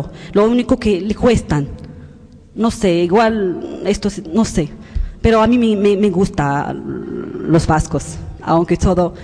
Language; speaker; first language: Spanish; non-native, learner; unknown